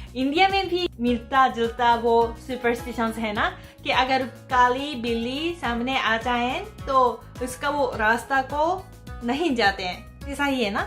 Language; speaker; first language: Hindi; non-native, fluent; Japanese